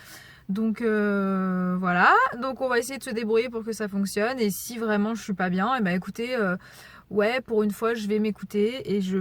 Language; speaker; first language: French; native; French